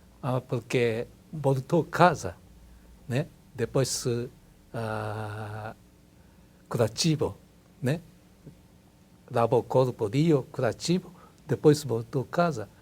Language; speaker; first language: Portuguese; non-native, learner; Japanese